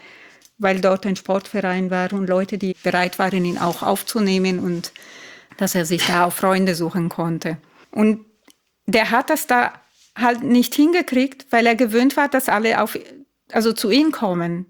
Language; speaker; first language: German; non-native, fluent; Italian